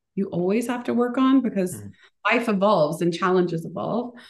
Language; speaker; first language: English; early bilingual, other home language; Spanish